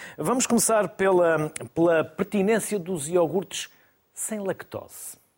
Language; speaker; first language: Portuguese; native; Portuguese